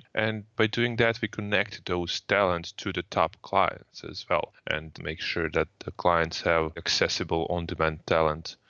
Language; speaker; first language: English; non-native, fluent; Croatian